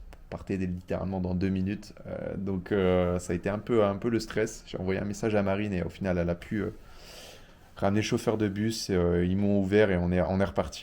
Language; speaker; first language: French; native; French